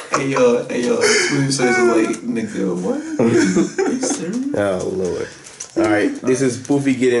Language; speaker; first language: English; native; English